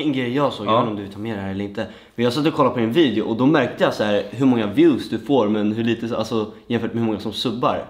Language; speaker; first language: Swedish; native; Swedish